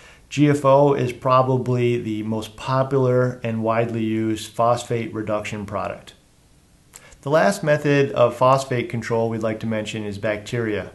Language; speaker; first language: English; native; English